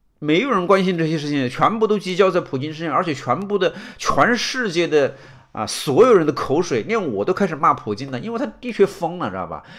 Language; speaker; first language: Chinese; native; Chinese